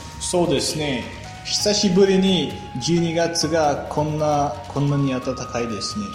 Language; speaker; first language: Japanese; non-native, learner; Bulgarian